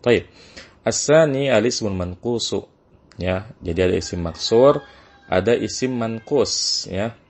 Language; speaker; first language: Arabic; non-native, fluent; Indonesian